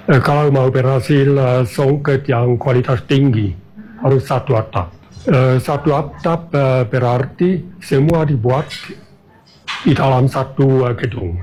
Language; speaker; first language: Indonesian; non-native, fluent; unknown